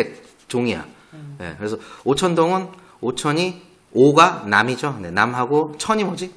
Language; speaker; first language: Korean; native; Korean